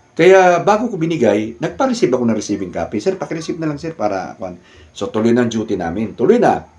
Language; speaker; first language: Filipino; non-native, local second language; Cebuano